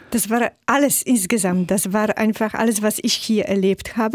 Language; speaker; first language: German; non-native, fluent; Polish